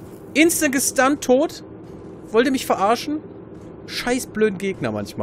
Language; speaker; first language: German; native; German